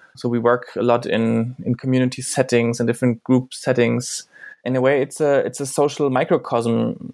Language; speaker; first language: English; non-native, fluent; German